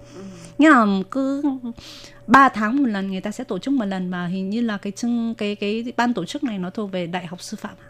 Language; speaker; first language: Vietnamese; native; Vietnamese